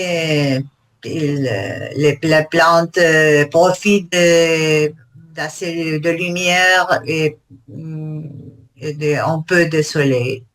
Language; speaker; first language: French; non-native, learner; Spanish